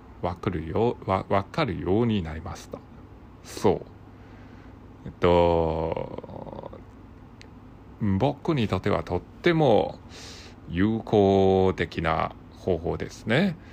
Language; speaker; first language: Japanese; non-native, learner; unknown